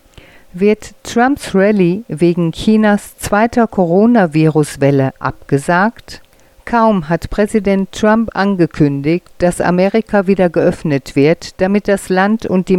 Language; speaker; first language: German; native; German